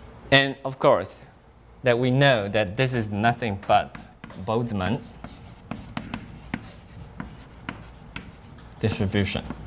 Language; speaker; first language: English; non-native, fluent; Chinese